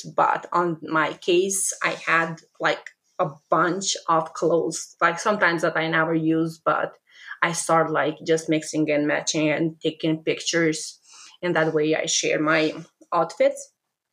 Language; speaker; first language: English; non-native, fluent; Albanian